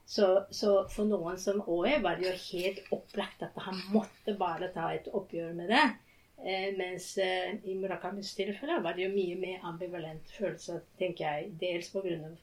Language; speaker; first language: Norwegian; non-native, fluent; Japanese